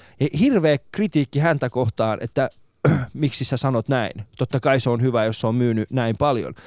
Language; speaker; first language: Finnish; early bilingual, other home language; Persian